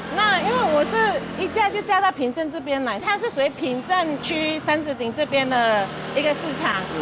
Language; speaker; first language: Chinese; early bilingual, heritage; Hakka Chinese